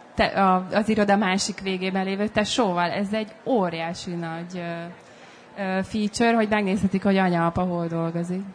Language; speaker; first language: Hungarian; non-native, fluent; Dutch